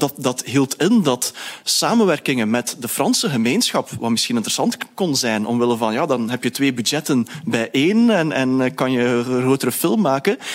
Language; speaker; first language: Dutch; native; Dutch